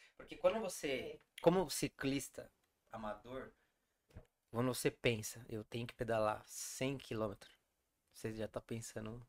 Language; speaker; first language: Portuguese; native; Portuguese